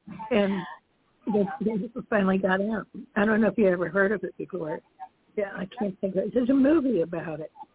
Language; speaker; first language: English; early bilingual, other home language; Dutch